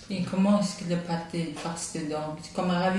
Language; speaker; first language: French; non-native, fluent; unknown